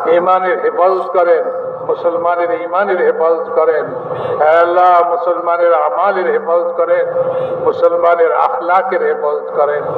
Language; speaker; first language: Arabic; non-native, fluent; Bangla